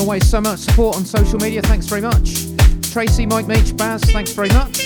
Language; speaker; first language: English; native; English